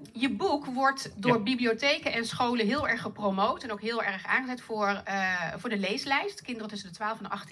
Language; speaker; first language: Dutch; native; Dutch